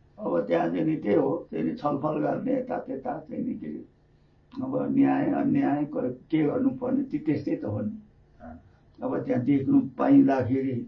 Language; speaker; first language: Nepali; non-native, local second language; Limbu